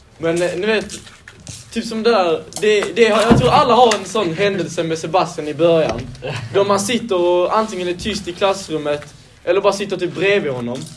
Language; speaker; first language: Swedish; native; Swedish